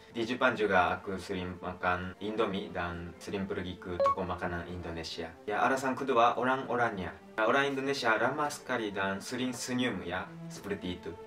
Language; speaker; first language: Indonesian; non-native, learner; Japanese